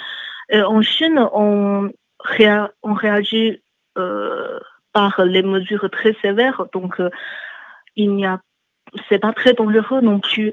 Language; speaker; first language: French; non-native, learner; Chinese